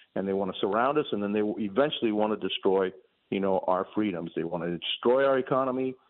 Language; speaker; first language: English; early bilingual, other home language; Spanish